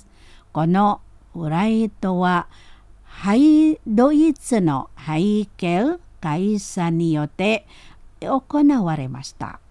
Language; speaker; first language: Japanese; non-native, fluent; Indonesian